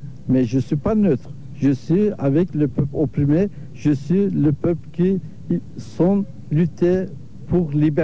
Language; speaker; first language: French; non-native, learner; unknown